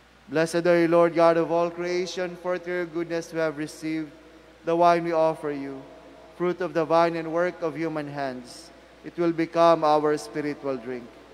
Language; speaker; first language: English; non-native, local second language; Filipino